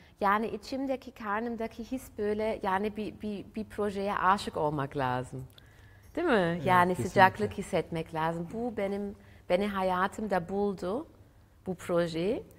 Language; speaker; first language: Turkish; early bilingual, heritage; German